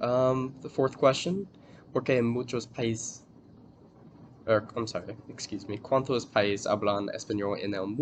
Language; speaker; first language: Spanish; non-native, learner; English